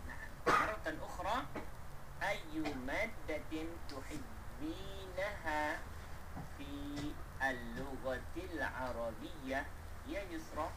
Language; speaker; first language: Arabic; non-native, fluent; Malay